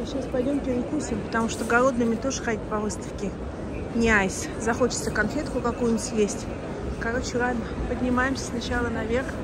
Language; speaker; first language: Russian; native; Russian